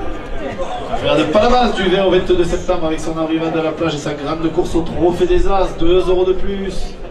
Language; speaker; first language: French; native; French